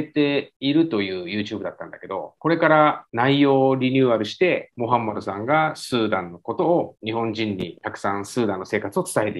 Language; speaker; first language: Japanese; native; Japanese